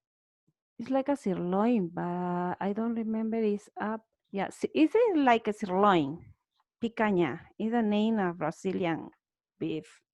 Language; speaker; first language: English; non-native, learner; Spanish